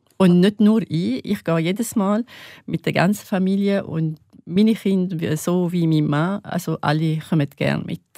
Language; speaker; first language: German; non-native, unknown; Arabic